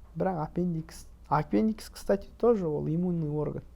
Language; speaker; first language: Russian; non-native, local second language; Kazakh